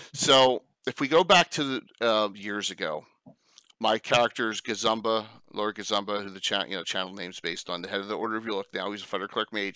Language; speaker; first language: English; native; English